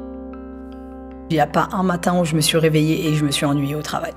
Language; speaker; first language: French; early bilingual, other home language; Arabic